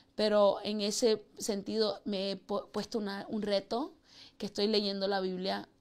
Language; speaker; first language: Spanish; early bilingual, heritage; Spanish